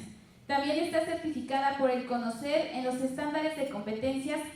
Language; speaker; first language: Spanish; native; Spanish